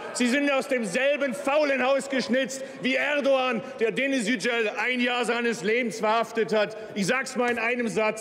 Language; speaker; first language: German; native; German